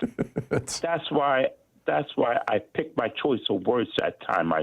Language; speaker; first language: English; native; English